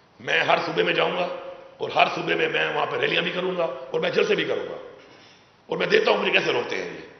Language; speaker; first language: Urdu; non-native, local second language; Pashto